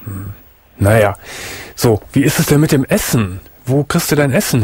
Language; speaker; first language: German; native; German